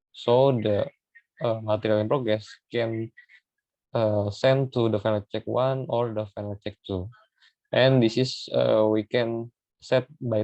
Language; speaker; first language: English; non-native, learner; Indonesian